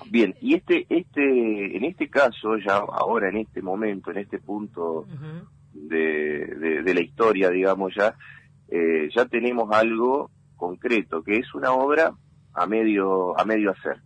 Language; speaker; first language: Spanish; native; Spanish